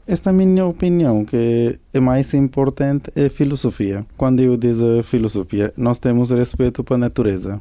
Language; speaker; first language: Portuguese; non-native, learner; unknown